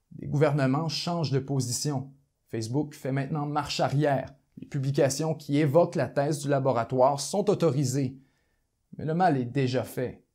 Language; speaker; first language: French; native; French